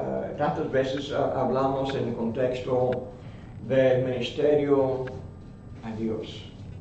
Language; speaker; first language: Spanish; non-native, fluent; English